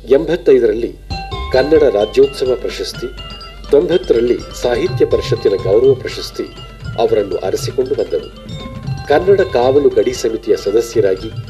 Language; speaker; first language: Kannada; native; Kannada